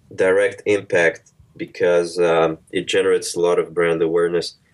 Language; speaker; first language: English; early bilingual, other home language; Russian